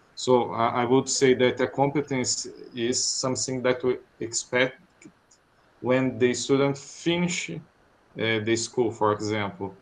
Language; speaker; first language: English; non-native, fluent; Portuguese